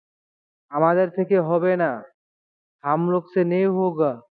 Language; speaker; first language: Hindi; non-native, learner; Bangla